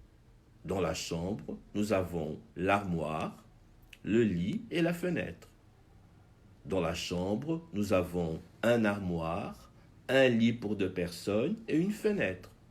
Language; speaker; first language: French; non-native, fluent; Portuguese